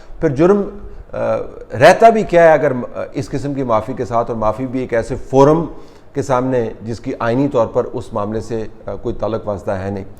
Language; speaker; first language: Urdu; native; Urdu